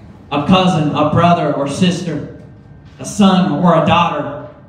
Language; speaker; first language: English; early bilingual, other home language; Spanish